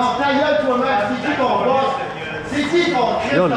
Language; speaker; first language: French; native; French